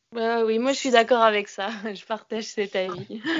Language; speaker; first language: French; native; French